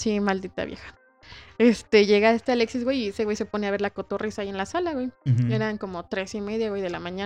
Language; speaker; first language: Spanish; native; Spanish